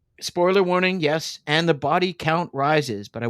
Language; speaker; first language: English; native; English